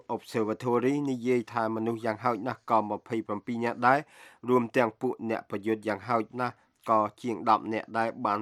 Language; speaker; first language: Khmer; native; Khmer